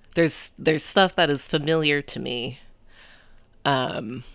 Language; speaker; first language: English; early bilingual, other home language; Japanese